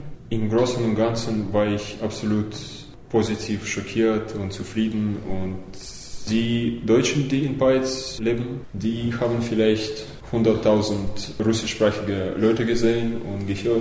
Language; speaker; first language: German; early bilingual, other home language; Russian